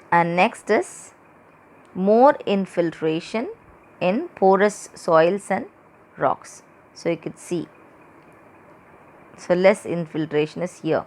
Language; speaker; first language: English; non-native, local second language; Tamil